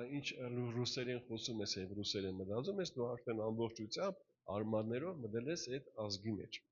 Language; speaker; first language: Armenian; early bilingual, heritage; Russian